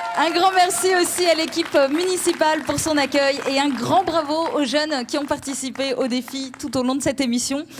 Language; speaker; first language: French; native; French